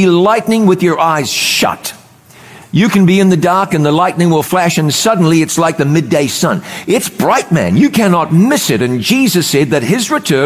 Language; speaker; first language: English; native; English